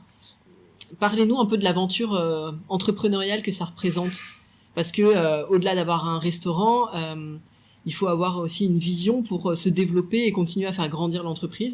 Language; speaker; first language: French; native; French